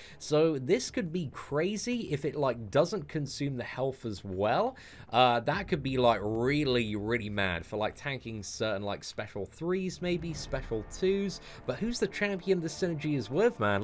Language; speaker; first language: English; native; English